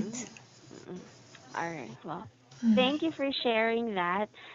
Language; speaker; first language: English; non-native, fluent; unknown